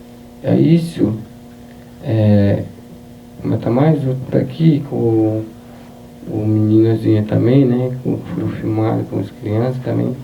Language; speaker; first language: Portuguese; non-native, local second language; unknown